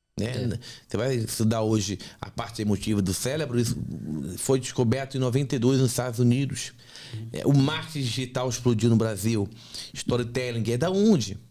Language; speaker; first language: Portuguese; native; Portuguese